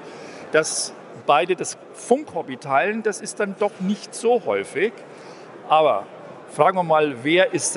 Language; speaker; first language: German; native; German